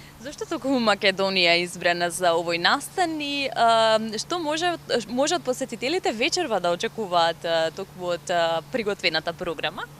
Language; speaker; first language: Macedonian; native; Macedonian